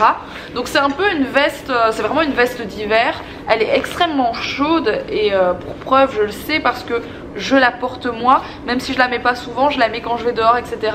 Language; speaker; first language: French; native; French